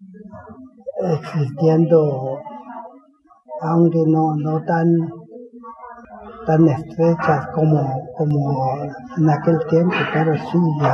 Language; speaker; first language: Spanish; non-native, fluent; Chinese